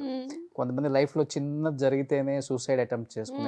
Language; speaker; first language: Telugu; native; Telugu